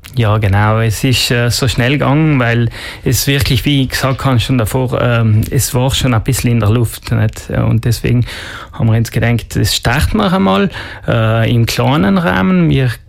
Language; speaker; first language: German; non-native, local second language; Ladin